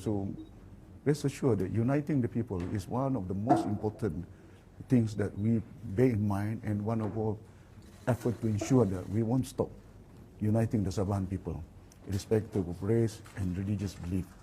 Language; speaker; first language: English; non-native, local second language; Malay